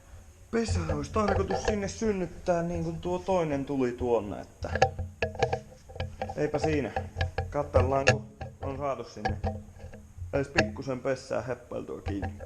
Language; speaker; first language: Finnish; native; Finnish